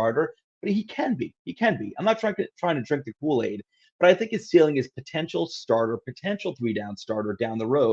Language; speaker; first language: English; native; English